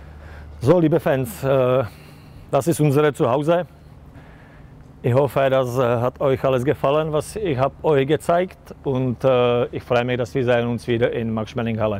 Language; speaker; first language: German; non-native, fluent; Czech